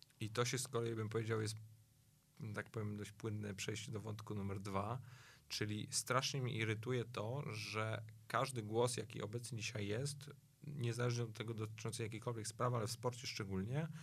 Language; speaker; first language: Polish; native; Polish